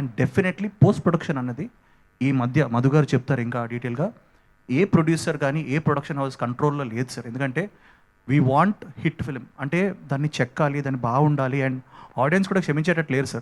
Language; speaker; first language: Telugu; native; Telugu